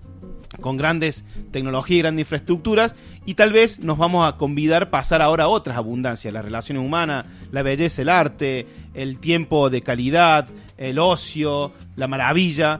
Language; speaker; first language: Spanish; native; Spanish